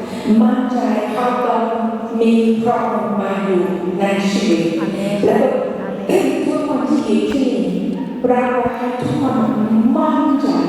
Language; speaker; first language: Thai; non-native, local second language; Akha